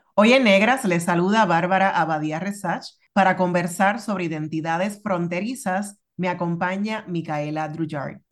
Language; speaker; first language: Spanish; native; Spanish